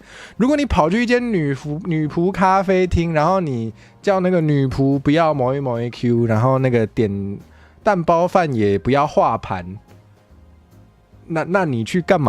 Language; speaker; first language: Chinese; native; Chinese